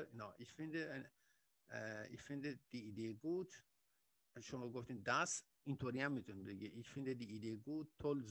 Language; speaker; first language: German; non-native, fluent; Persian